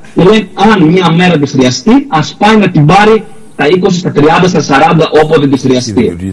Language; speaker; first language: Greek; native; Greek